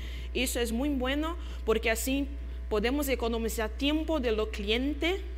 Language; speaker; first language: Spanish; non-native, fluent; Portuguese